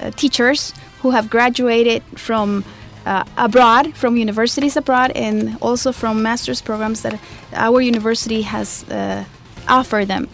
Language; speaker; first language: English; non-native, fluent; Spanish